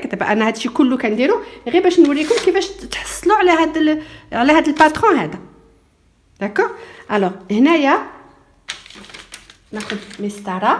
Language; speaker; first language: Arabic; native; Arabic